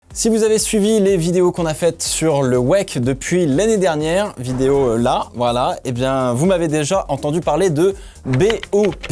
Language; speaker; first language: French; native; French